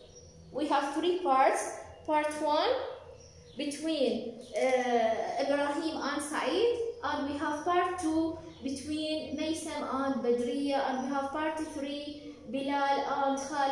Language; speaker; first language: English; non-native, fluent; Arabic